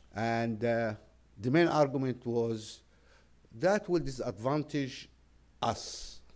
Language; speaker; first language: English; non-native, fluent; Arabic